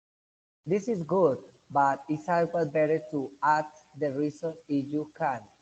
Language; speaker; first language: English; non-native, learner; Spanish